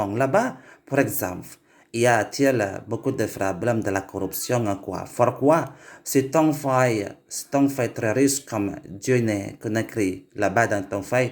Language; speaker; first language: French; non-native, learner; Indonesian